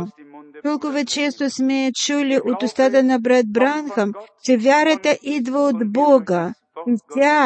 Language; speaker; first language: Bulgarian; non-native, fluent; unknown